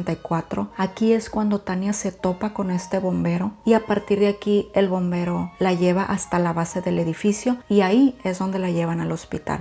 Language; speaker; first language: Spanish; native; Spanish